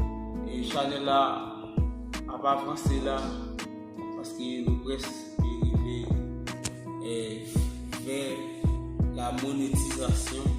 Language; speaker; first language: French; non-native, learner; Haitian Creole